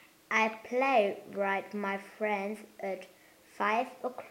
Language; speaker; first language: English; non-native, learner; German